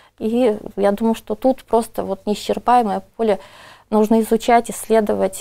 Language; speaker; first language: Russian; native; Russian